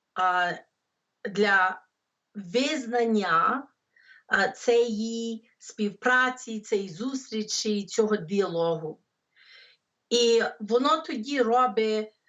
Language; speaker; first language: Ukrainian; early bilingual, heritage; English